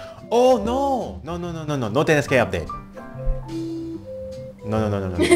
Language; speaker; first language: Spanish; non-native, learner; Indonesian